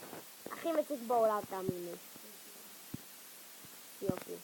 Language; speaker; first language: Hebrew; native; Hebrew